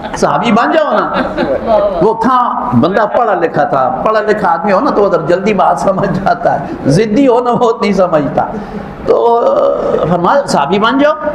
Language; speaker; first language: Urdu; non-native, local second language; Punjabi